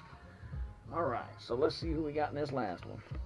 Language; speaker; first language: English; native; English